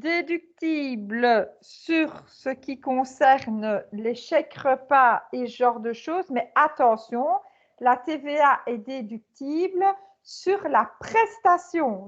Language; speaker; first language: French; native; French